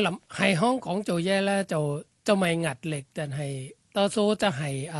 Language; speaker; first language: Cantonese; non-native, fluent; Thai